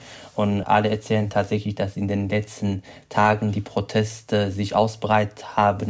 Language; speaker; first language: German; non-native, fluent; Kurdish